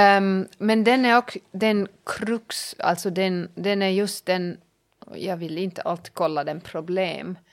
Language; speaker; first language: Swedish; non-native, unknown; German